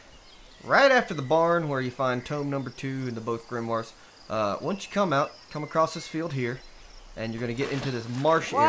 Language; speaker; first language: English; native; English